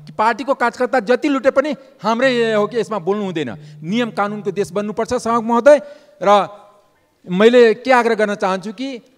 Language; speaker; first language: Nepali; non-native, local second language; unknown